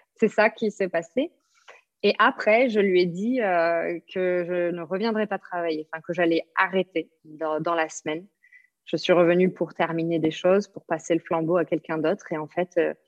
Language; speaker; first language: French; native; French